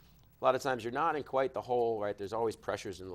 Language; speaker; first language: English; native; English